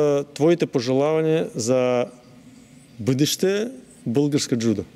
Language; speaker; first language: Bulgarian; non-native, learner; Russian